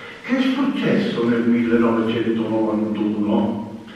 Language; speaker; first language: Italian; native; Italian